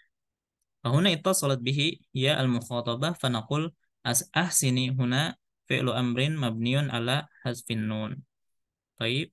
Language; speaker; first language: Arabic; non-native, fluent; Indonesian